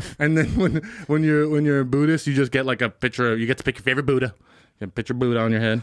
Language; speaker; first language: English; native; English